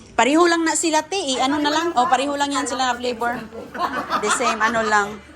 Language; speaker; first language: Filipino; non-native, local second language; Cebuano